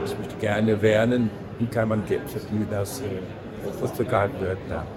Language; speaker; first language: German; non-native, learner; Danish